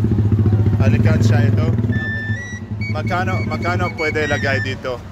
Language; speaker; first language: Filipino; non-native, learner; Arabic